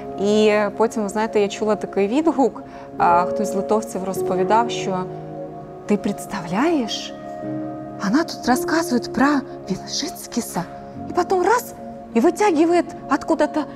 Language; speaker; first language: Ukrainian; native; Ukrainian